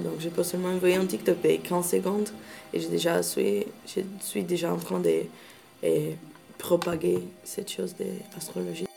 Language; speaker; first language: French; non-native, learner; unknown